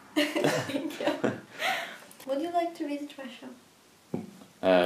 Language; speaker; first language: English; non-native, learner; Russian